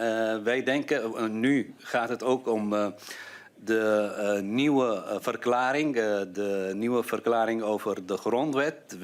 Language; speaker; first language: Dutch; non-native, fluent; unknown